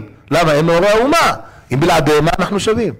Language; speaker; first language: Hebrew; native; Hebrew